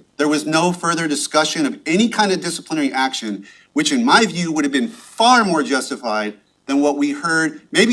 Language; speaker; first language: English; native; English